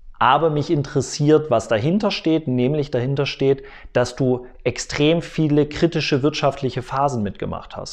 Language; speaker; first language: German; native; German